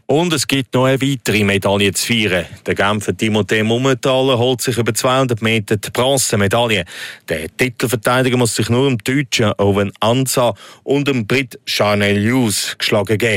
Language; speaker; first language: German; native; German